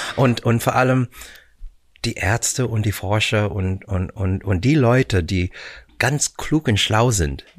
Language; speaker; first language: German; non-native, fluent; English